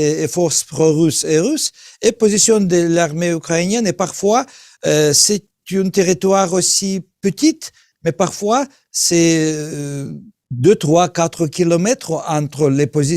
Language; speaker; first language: French; non-native, learner; Russian